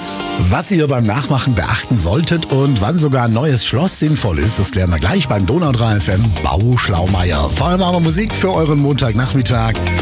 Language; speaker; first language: German; native; German